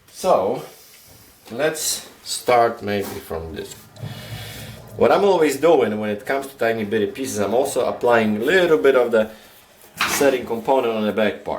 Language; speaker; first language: English; non-native, fluent; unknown